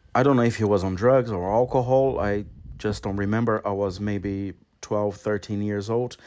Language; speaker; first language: English; non-native, fluent; Portuguese